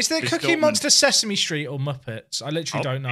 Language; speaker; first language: English; native; English